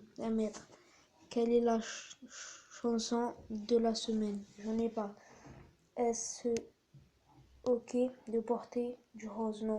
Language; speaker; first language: French; native; French